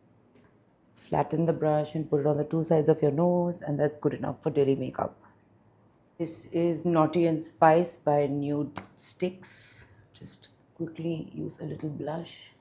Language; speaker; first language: English; non-native, local second language; Bangla